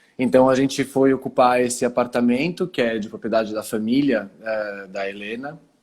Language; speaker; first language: Portuguese; early bilingual, other home language; Italian